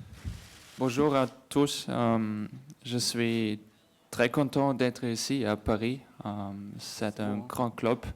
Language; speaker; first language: French; non-native, learner; German